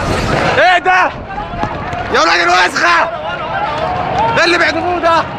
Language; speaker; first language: Arabic; native; Arabic